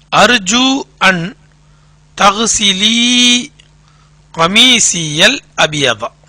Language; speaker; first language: Arabic; non-native, fluent; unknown